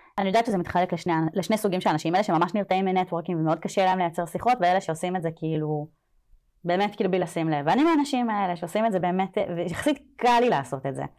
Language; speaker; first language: Hebrew; native; Hebrew